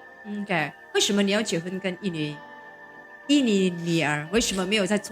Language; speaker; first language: Chinese; non-native, learner; Indonesian